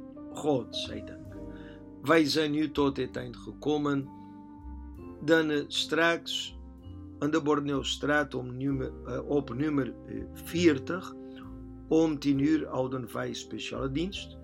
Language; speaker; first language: Dutch; non-native, learner; Portuguese